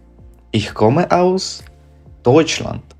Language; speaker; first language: German; non-native, fluent; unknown